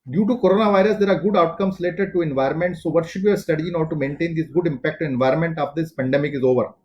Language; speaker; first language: English; non-native, local second language; Hindi